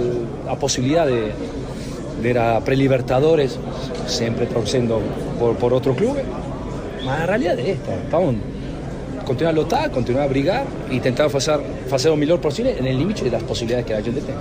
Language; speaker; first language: Portuguese; non-native, fluent; Spanish